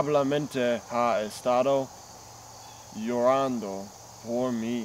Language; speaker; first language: Spanish; non-native, learner; English